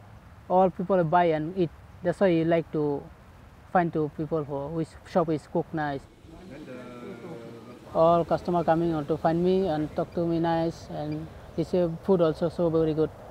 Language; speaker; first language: English; non-native, learner; Bangla